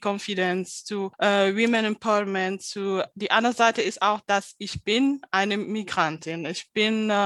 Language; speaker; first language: German; non-native, fluent; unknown